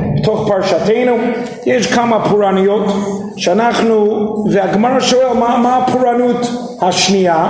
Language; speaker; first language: Hebrew; non-native, fluent; English